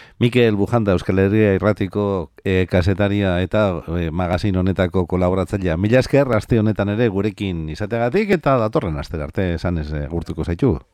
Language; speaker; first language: Basque; native; Basque